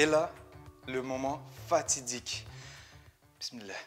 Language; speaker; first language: French; native; French